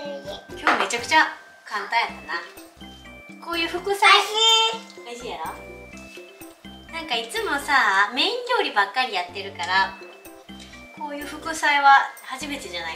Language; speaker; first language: Japanese; native; Japanese